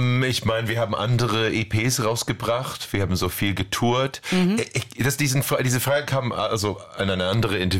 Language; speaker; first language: German; non-native, fluent; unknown